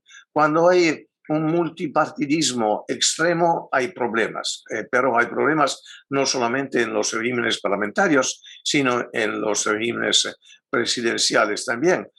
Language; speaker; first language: Spanish; non-native, fluent; Italian